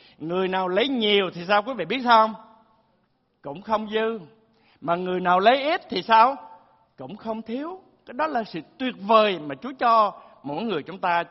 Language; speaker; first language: Vietnamese; early bilingual, heritage; Vietnamese